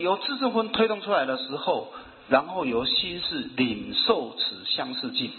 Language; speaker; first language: Chinese; native; Chinese